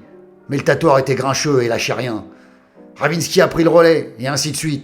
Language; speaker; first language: French; native; French